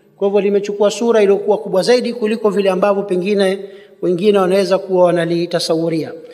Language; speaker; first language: Swahili; native; Swahili